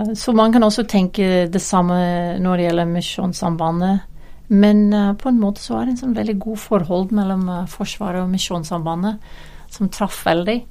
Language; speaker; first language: Norwegian; non-native, fluent; English